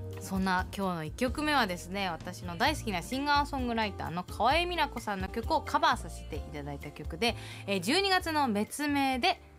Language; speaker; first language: Japanese; early bilingual, heritage; Japanese